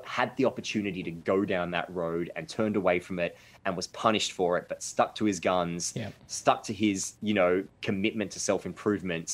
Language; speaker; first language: English; native; English